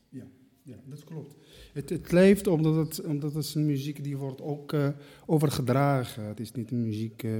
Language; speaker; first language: Dutch; non-native, local second language; Arabic